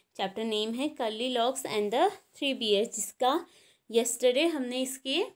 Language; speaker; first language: Hindi; native; Hindi